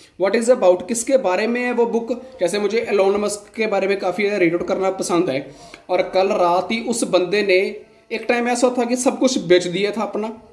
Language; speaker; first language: Hindi; non-native, local second language; Punjabi